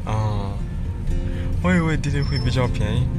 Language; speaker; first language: Chinese; non-native, fluent; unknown